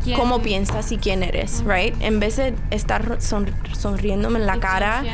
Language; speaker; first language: Spanish; early bilingual, heritage; Spanish